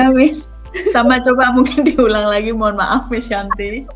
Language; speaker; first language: Indonesian; native; Indonesian